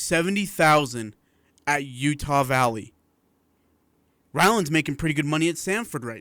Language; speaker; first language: English; native; English